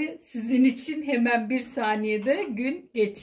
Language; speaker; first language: Turkish; native; Turkish